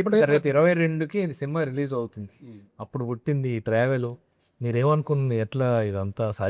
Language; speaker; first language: Telugu; native; Telugu